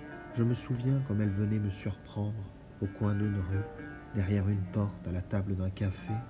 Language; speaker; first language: French; native; French